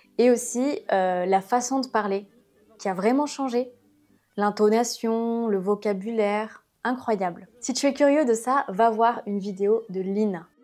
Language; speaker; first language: French; native; French